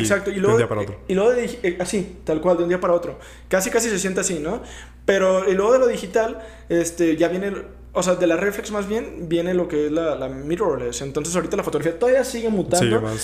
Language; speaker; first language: Spanish; native; Spanish